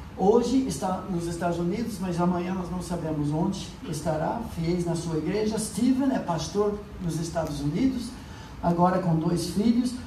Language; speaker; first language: Portuguese; non-native, fluent; English